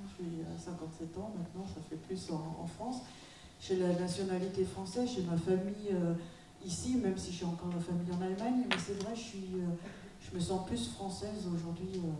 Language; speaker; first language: French; non-native, fluent; German